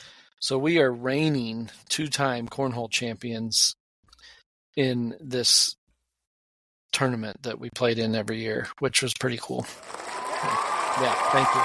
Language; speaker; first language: English; native; English